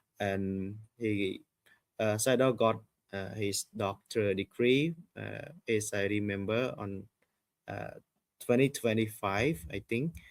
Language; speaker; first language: English; non-native, fluent; Khmer